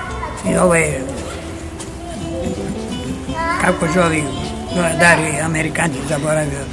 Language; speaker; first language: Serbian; early bilingual, heritage; Greek